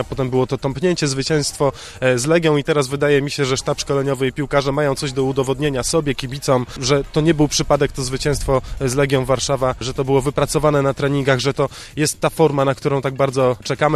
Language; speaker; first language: Polish; native; Polish